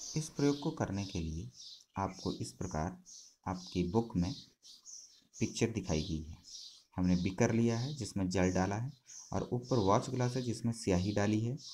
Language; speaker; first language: Hindi; native; Hindi